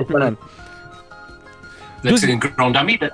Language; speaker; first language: French; non-native, fluent; English